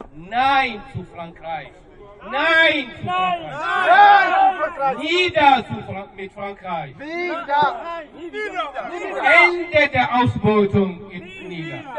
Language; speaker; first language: German; non-native, fluent; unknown